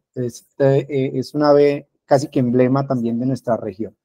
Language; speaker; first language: Spanish; native; Spanish